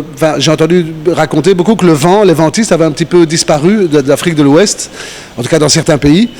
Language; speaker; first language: French; native; French